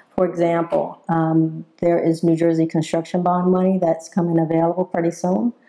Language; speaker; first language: English; native; English